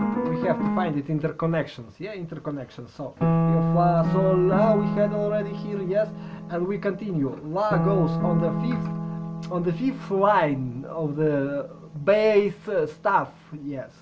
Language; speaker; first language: English; non-native, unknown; Russian